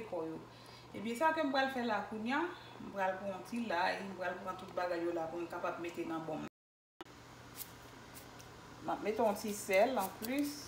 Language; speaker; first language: French; non-native, local second language; Haitian Creole